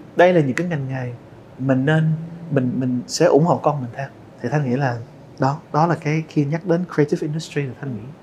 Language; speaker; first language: Vietnamese; early bilingual, heritage; Vietnamese